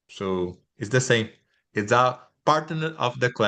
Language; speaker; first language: English; non-native, learner; Portuguese